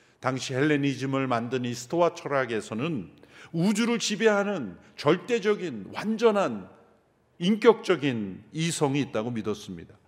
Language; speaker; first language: Korean; native; Korean